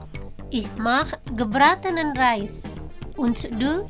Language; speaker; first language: German; non-native, fluent; Indonesian